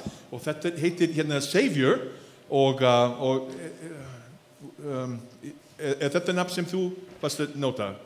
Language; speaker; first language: Icelandic; non-native, fluent; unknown